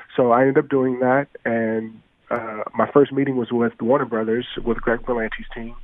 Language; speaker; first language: English; native; English